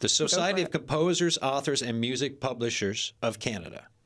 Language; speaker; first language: English; native; English